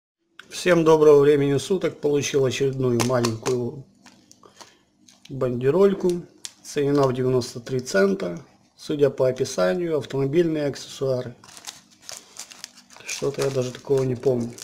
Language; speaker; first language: Russian; native; Russian